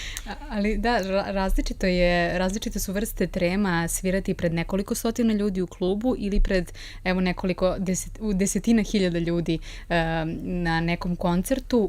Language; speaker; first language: Serbian; native; Serbian